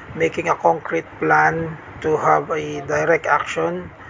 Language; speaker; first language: English; non-native, local second language; Hiligaynon